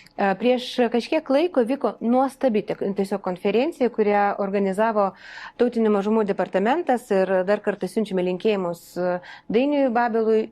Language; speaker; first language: Lithuanian; non-native, local second language; Russian